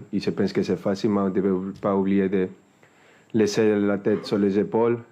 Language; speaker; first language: French; non-native, fluent; Spanish